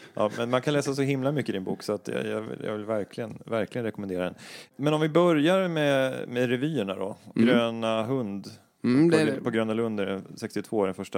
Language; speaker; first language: Swedish; native; Swedish